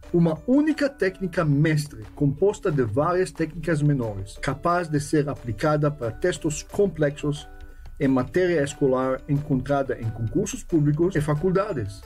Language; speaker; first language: Portuguese; non-native, fluent; French